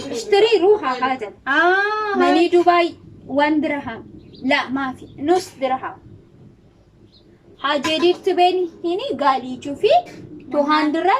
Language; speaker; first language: Arabic; non-native, learner; Amharic